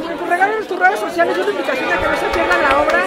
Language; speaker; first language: Spanish; native; Spanish